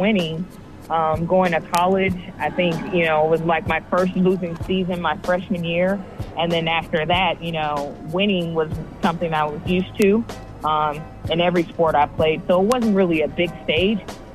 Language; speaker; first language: English; native; English